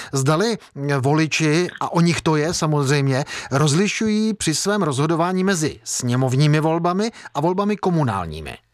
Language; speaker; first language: Czech; native; Czech